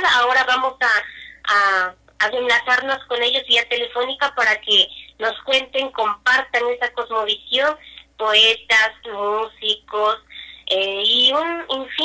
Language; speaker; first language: Spanish; non-native, local second language; Nahuatl languages